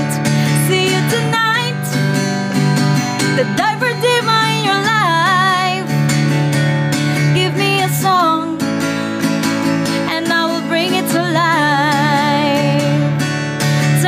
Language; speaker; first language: English; non-native, local second language; Cebuano